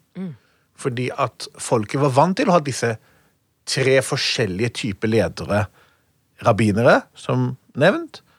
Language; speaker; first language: Norwegian; non-native, fluent; Hebrew